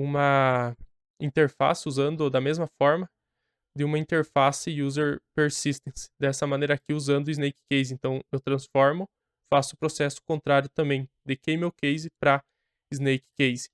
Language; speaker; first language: Portuguese; native; Portuguese